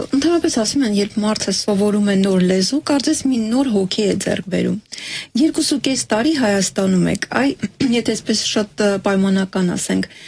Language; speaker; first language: Armenian; native; Armenian